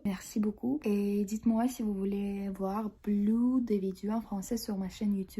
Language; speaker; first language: French; non-native, fluent; Russian